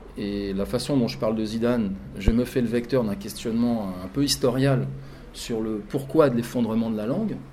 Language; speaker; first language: French; native; French